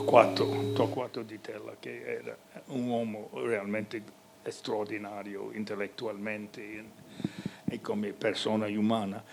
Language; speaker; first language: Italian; non-native, fluent; English